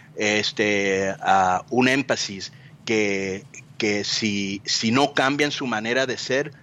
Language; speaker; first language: Spanish; early bilingual, heritage; Spanish